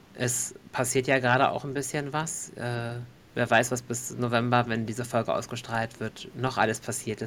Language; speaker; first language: German; native; German